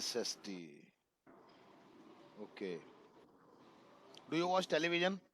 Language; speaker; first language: English; non-native, local second language; Hindi